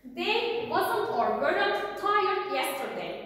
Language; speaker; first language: English; non-native, fluent; Turkish